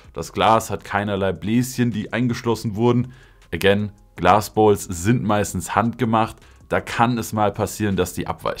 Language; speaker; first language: German; native; German